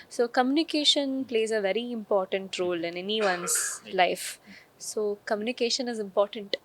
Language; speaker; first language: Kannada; non-native, local second language; Kodava